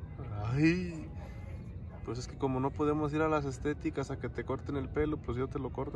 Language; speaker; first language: Spanish; native; Spanish